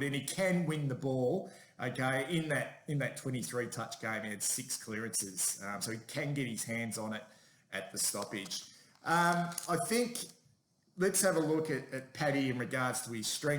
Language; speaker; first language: English; native; English